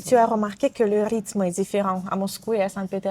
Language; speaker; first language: French; non-native, fluent; Russian